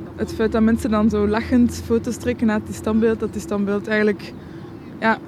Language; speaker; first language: Dutch; non-native, local second language; French